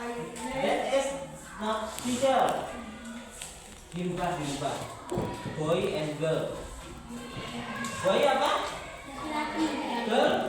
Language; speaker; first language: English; non-native, learner; Indonesian